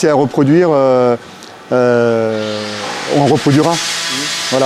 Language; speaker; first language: French; native; French